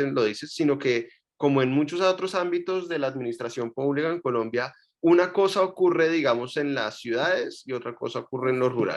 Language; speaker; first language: Spanish; native; Spanish